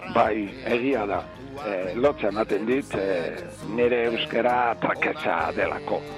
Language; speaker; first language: Basque; non-native, local second language; Spanish